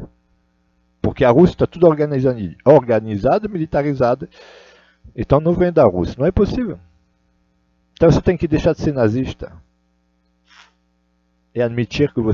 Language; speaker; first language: Portuguese; non-native, learner; Russian